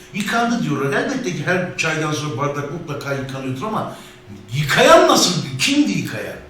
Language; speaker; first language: Turkish; native; Turkish